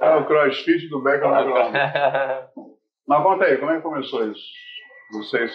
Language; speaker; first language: Portuguese; native; Portuguese